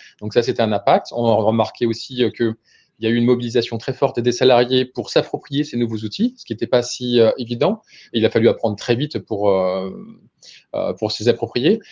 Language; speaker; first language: French; native; French